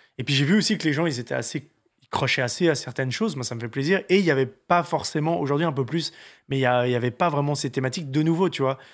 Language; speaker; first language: French; native; French